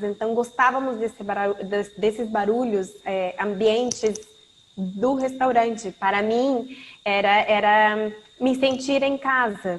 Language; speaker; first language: Portuguese; non-native, fluent; Spanish